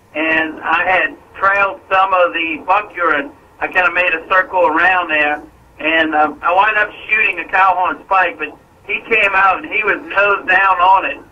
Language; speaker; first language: English; native; English